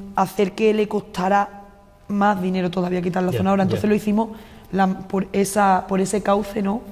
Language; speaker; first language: Spanish; native; Spanish